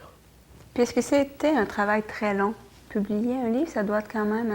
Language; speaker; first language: French; native; French